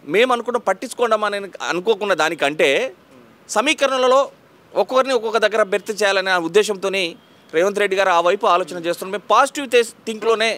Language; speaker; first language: Telugu; non-native, local second language; Lambadi